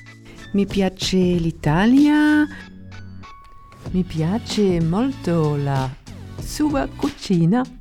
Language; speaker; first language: Italian; non-native, learner; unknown